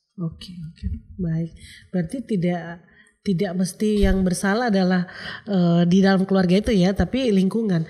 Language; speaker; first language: Indonesian; native; Indonesian